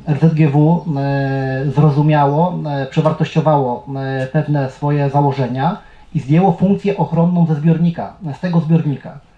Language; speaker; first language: Polish; native; Polish